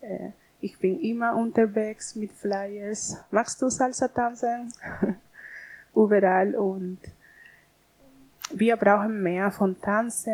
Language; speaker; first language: German; non-native, learner; Spanish